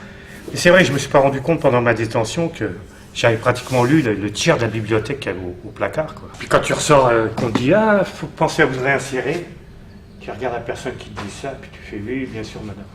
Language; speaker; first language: French; native; French